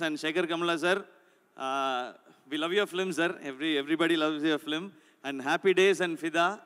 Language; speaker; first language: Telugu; non-native, learner; Tamil